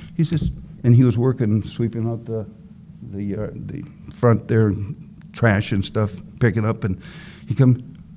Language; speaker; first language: English; native; English